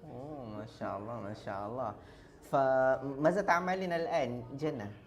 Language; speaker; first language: Arabic; non-native, learner; Malay